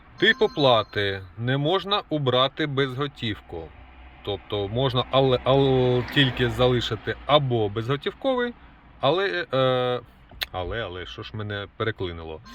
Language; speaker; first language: Ukrainian; non-native, local second language; Russian